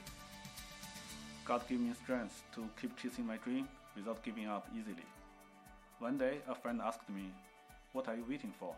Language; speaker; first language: English; non-native, fluent; Chinese